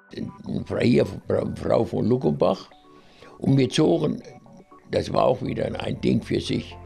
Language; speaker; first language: German; native; German